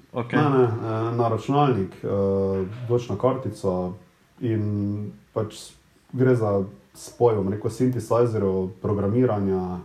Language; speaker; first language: Slovenian; native; Slovenian